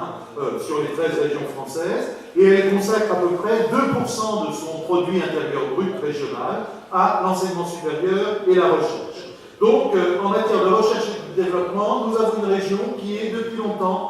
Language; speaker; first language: French; native; French